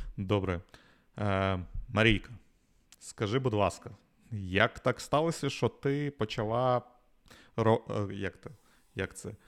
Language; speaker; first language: Ukrainian; non-native, local second language; Russian